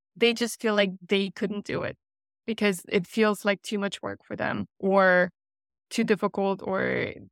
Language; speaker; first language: English; non-native, fluent; Russian